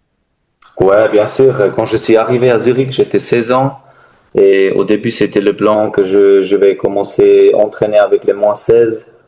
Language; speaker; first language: French; non-native, learner; German